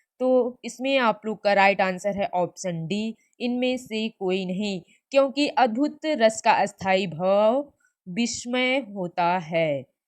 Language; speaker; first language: Hindi; native; Hindi